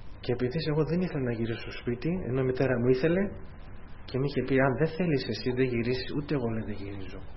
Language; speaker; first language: Greek; early bilingual, heritage; Greek